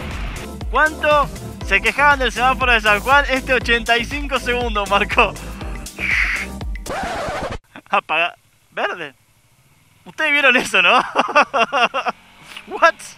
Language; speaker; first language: Spanish; native; Spanish